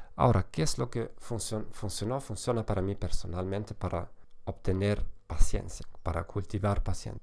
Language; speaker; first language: Spanish; non-native, fluent; German